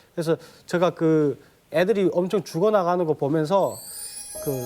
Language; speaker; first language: Korean; native; Korean